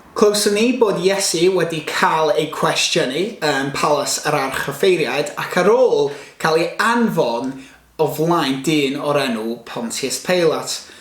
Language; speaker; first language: Welsh; non-native, local second language; English